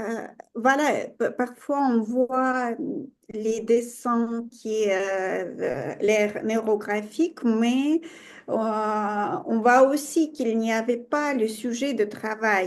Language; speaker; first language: French; non-native, fluent; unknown